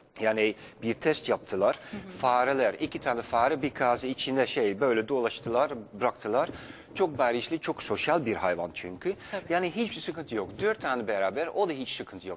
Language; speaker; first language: Turkish; non-native, fluent; Dutch